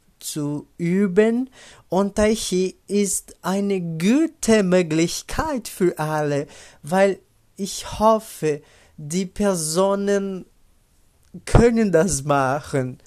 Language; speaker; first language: German; non-native, learner; Portuguese